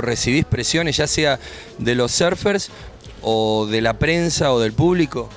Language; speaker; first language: Spanish; native; Spanish